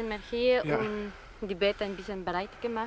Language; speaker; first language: German; early bilingual, heritage; German